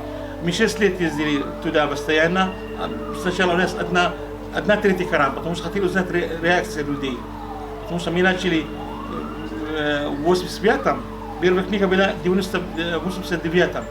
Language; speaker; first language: Russian; non-native, fluent; Arabic